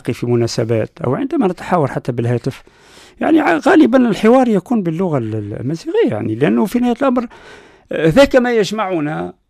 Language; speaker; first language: Arabic; non-native, local second language; Berber languages